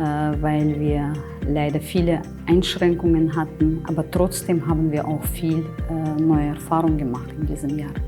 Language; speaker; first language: German; non-native, fluent; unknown